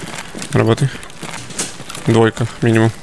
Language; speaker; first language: Russian; native; Russian